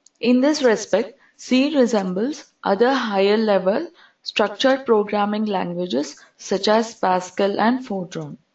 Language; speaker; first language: English; non-native, local second language; Telugu